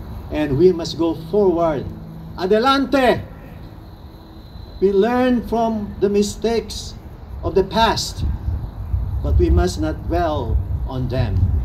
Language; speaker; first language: English; non-native, local second language; Filipino